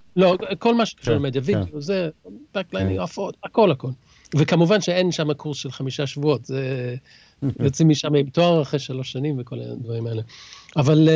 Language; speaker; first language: Hebrew; early bilingual, other home language; English